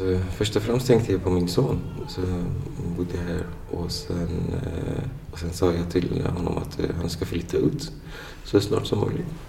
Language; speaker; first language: Swedish; non-native, fluent; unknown